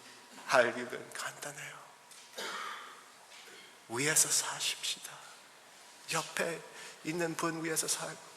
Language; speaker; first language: Korean; early bilingual, heritage; Korean